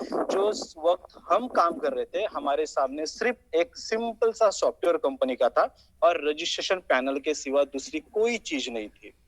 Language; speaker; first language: Hindi; non-native, local second language; Marathi